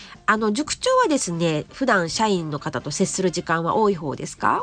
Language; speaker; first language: Japanese; native; Japanese